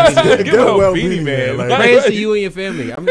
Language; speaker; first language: English; native; English